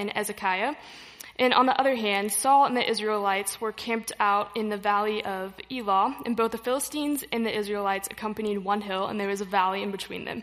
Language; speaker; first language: English; native; English